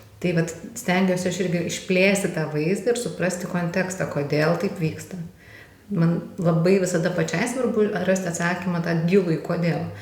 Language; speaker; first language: Lithuanian; native; Lithuanian